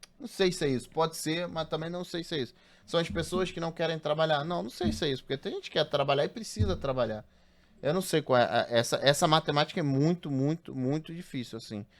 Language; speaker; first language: Portuguese; native; Portuguese